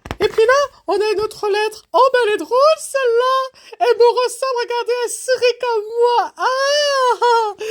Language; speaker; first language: French; native; French